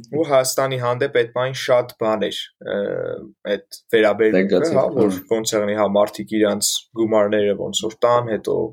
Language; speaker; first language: Armenian; native; Armenian